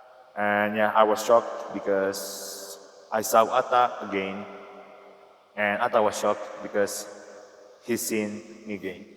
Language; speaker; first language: English; non-native, learner; Indonesian